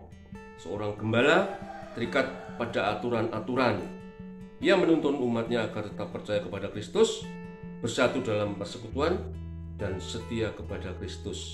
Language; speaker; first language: Indonesian; native; Indonesian